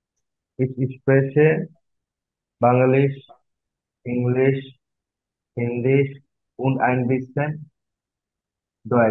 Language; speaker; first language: German; non-native, learner; Bangla